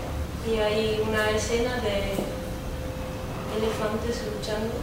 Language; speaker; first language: Spanish; non-native, fluent; Dutch